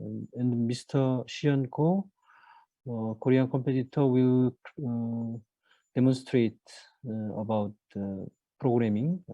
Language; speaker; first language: English; non-native, fluent; Korean